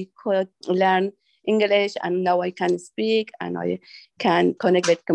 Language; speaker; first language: English; non-native, learner; Persian